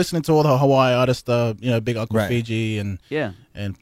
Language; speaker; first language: English; native; English